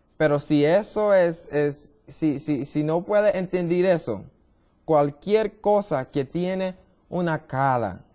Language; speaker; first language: Spanish; non-native, learner; English